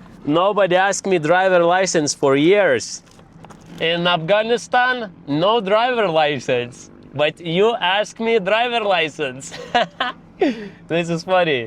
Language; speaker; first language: English; non-native, learner; Lithuanian